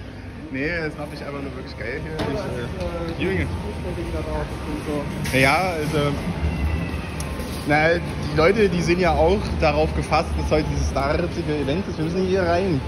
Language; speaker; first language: German; native; German